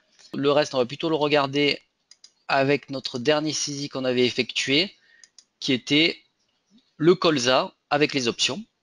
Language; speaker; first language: French; native; French